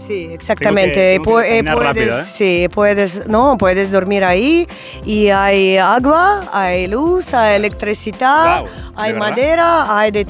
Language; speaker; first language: Spanish; non-native, fluent; Russian